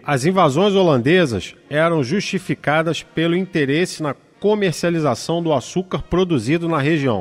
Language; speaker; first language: Portuguese; native; Portuguese